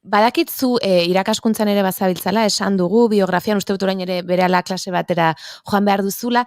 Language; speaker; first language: Basque; native; Basque